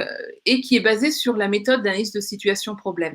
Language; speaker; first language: French; native; French